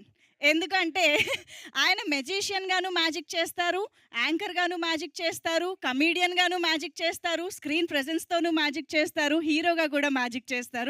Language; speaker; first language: Telugu; native; Telugu